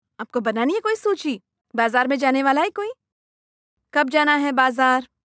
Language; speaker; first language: Hindi; non-native, local second language; Marathi